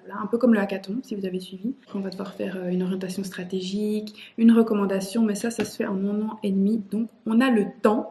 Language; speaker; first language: French; native; French